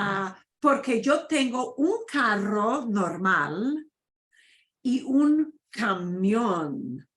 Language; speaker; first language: Spanish; non-native, fluent; English